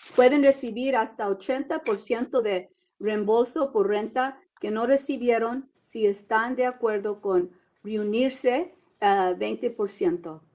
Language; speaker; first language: Spanish; early bilingual, heritage; Spanish